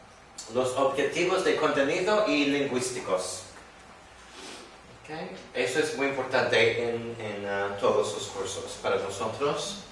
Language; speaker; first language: Spanish; non-native, fluent; English